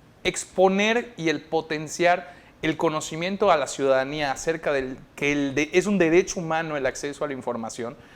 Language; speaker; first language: Spanish; native; Spanish